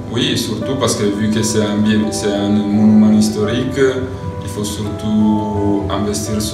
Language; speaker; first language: French; non-native, fluent; Italian